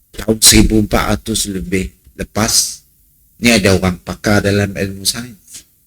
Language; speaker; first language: Malay; native; Malay